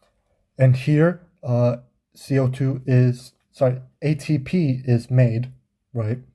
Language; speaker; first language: English; native; English